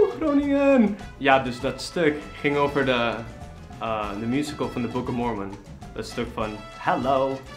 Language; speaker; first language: Dutch; non-native, learner; Spanish